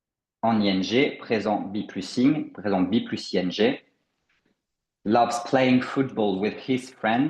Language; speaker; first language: English; non-native, fluent; French